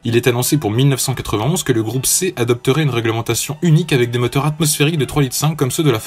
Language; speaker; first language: French; native; French